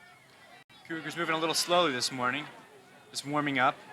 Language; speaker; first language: English; native; English